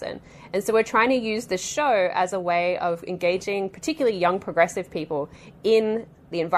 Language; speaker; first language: English; native; English